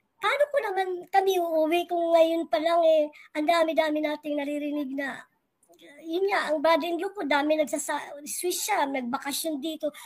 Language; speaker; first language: Filipino; non-native, local second language; Waray